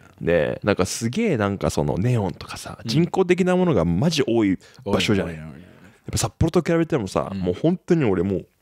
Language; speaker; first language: Japanese; native; Japanese